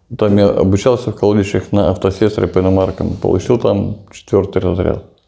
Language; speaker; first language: Russian; native; Russian